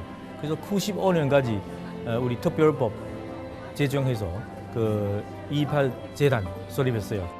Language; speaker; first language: Korean; non-native, fluent; Chinese